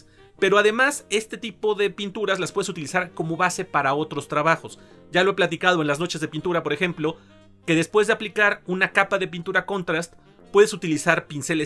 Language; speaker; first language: Spanish; native; Spanish